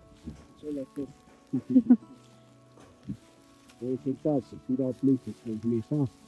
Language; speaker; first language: French; non-native, learner; Aymara